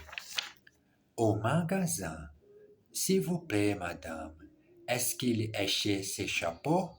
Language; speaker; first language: French; non-native, learner; English